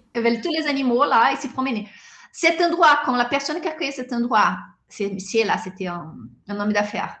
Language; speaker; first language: French; non-native, fluent; Portuguese